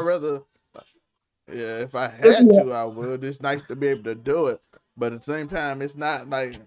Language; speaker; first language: English; native; English